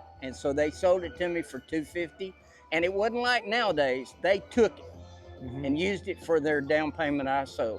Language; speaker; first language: English; native; English